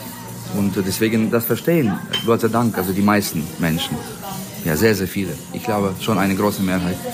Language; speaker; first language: German; non-native, fluent; Ukrainian